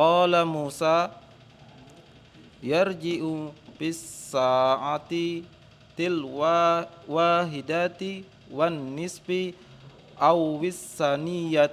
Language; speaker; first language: Arabic; non-native, learner; Indonesian